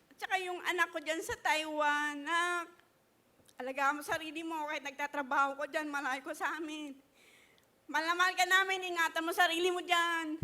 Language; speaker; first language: Filipino; non-native, local second language; Cebuano